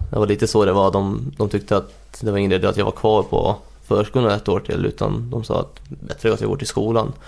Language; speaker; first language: Swedish; early bilingual, other home language; Hungarian